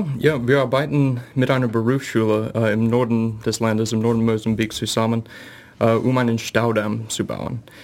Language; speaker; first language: German; non-native, fluent; English